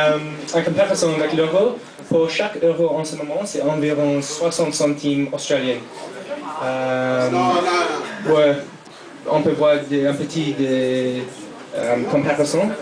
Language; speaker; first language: French; non-native, fluent; English